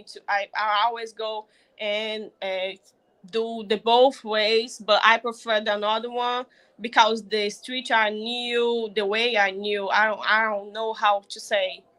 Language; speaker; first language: English; non-native, learner; Portuguese